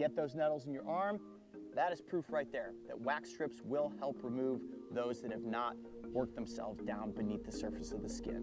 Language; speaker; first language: English; native; English